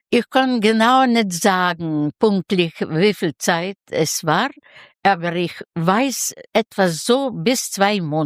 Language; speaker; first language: German; non-native, learner; Russian